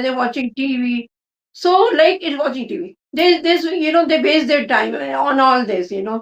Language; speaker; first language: English; non-native, local second language; Hindi